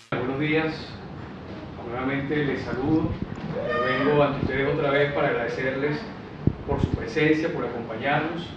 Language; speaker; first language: Spanish; native; Spanish